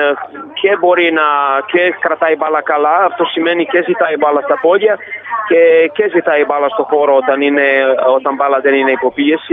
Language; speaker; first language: Greek; non-native, fluent; Serbian